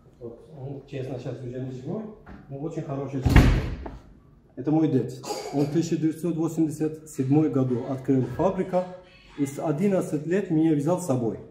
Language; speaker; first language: Russian; non-native, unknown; Turkish